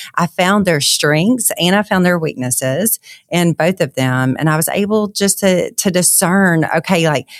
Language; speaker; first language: English; native; English